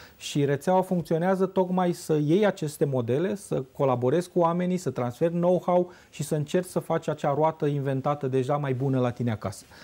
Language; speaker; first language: Romanian; native; Romanian